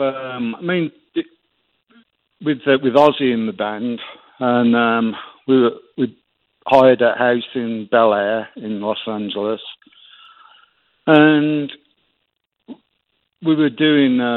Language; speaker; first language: English; native; English